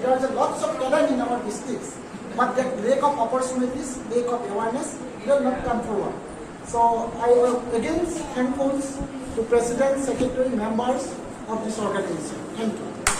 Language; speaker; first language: English; non-native, local second language; Bangla